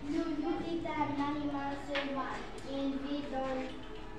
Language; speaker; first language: French; non-native, learner; Arabic